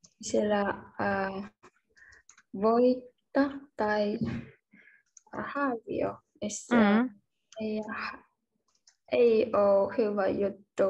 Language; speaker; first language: Finnish; non-native, learner; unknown